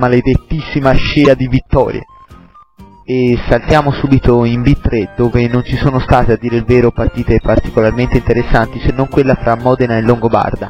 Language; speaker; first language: Italian; native; Italian